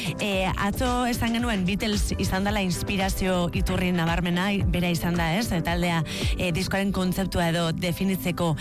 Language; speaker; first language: Basque; native; Basque